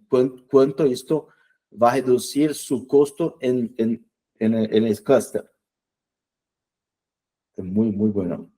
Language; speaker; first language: Spanish; non-native, fluent; Portuguese